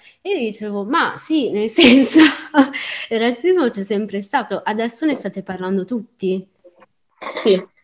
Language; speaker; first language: Italian; native; Italian